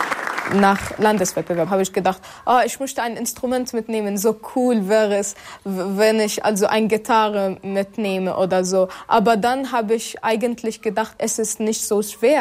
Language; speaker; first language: German; non-native, fluent; Arabic